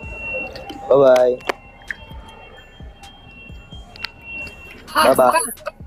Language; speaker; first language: English; non-native, learner; Indonesian